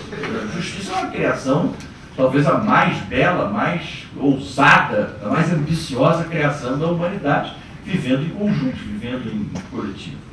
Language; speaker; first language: Portuguese; native; Portuguese